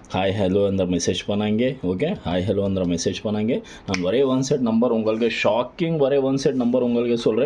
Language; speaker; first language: Tamil; non-native, local second language; Malayalam